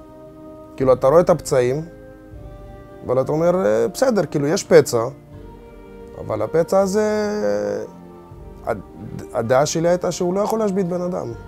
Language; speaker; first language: Hebrew; early bilingual, other home language; Russian